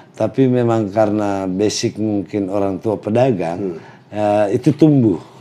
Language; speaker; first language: Indonesian; native; Indonesian